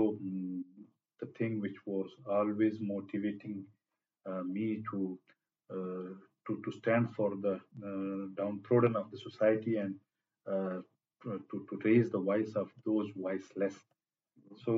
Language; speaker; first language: English; non-native, local second language; Pashto